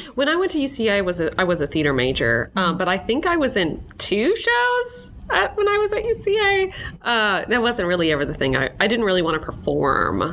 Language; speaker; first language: English; native; English